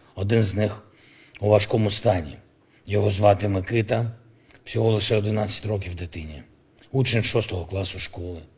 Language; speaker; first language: Ukrainian; non-native, local second language; Russian